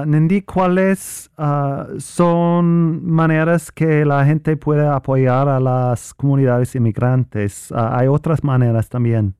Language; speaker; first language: Spanish; non-native, fluent; English